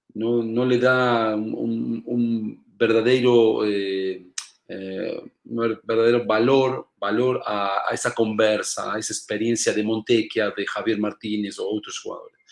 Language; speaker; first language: Portuguese; non-native, learner; Spanish